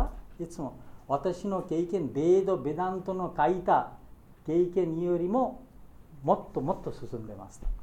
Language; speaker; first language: Japanese; non-native, learner; Bangla